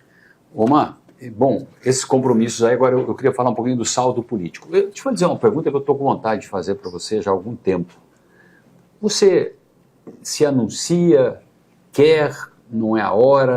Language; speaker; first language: Portuguese; native; Portuguese